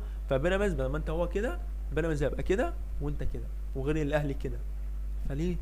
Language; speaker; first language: Arabic; native; Arabic